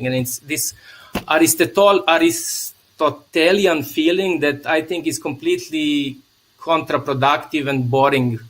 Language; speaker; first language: English; non-native, fluent; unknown